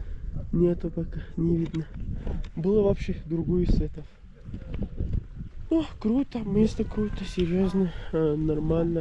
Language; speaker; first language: Russian; non-native, learner; Persian